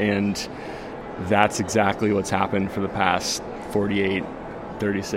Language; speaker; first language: English; native; English